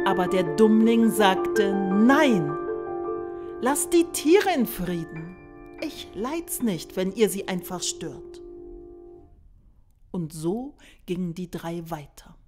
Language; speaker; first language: German; native; German